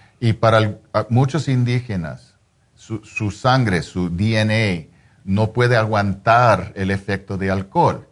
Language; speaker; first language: Spanish; non-native, fluent; English